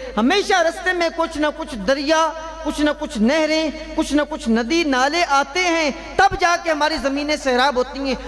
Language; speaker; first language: Urdu; non-native, local second language; Punjabi